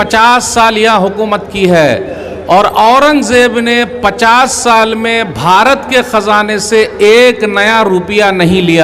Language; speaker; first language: Hindi; native; Hindi